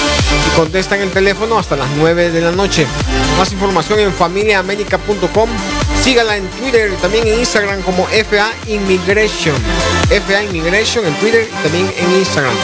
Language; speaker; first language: Spanish; native; Spanish